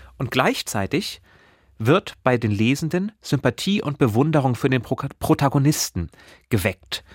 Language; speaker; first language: German; native; German